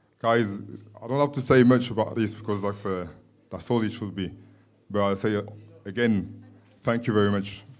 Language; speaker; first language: English; non-native, fluent; French